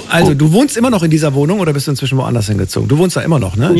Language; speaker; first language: German; native; German